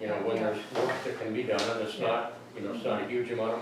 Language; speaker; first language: English; native; English